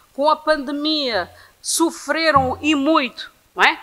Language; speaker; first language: Portuguese; non-native, local second language; Kabuverdianu